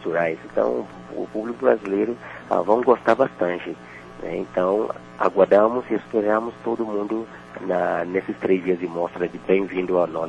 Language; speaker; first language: Portuguese; non-native, fluent; Yoruba